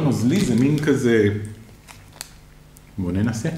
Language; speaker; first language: Hebrew; native; Hebrew